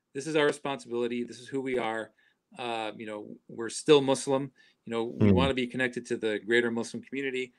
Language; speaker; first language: English; native; English